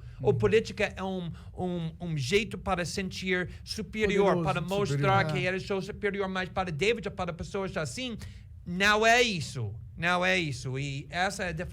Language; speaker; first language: Portuguese; non-native, fluent; English